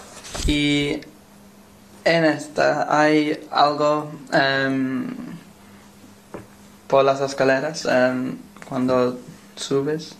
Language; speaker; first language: Spanish; non-native, learner; English